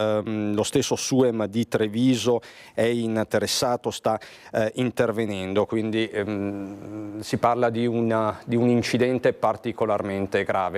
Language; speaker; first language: Italian; native; Italian